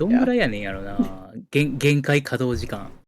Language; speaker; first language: Japanese; native; Japanese